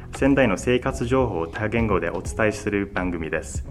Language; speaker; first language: Japanese; non-native, fluent; English